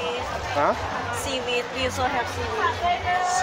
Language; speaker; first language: English; non-native, learner; Lao